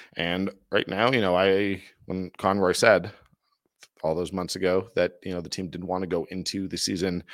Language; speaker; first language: English; native; English